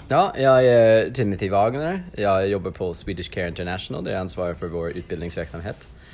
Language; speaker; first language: Swedish; non-native, fluent; English